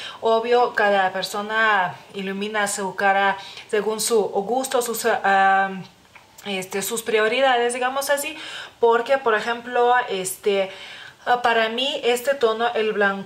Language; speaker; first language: Spanish; non-native, fluent; Lithuanian